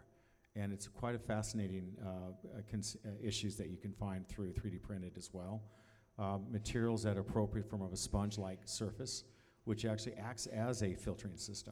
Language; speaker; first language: English; native; English